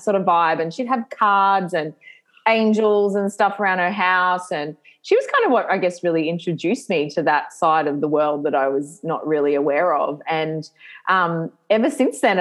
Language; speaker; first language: English; native; English